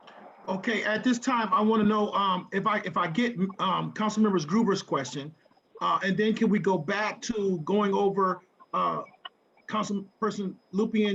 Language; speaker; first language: English; native; English